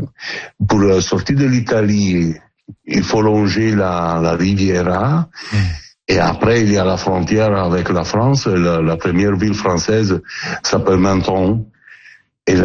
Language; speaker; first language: French; non-native, fluent; Italian